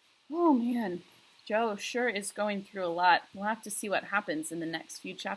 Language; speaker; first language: English; native; English